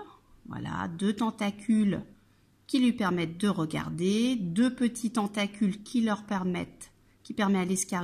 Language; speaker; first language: French; native; French